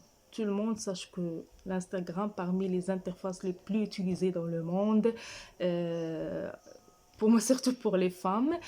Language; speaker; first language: French; non-native, fluent; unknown